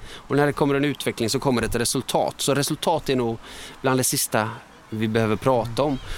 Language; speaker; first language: Swedish; early bilingual, other home language; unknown